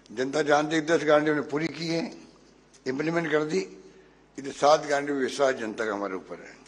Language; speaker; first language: Hindi; native; Hindi